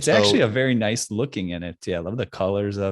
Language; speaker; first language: English; native; English